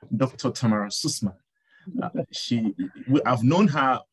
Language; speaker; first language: English; non-native, local second language; Yoruba